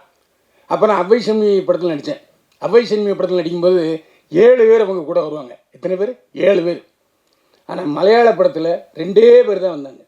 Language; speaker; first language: Tamil; native; Tamil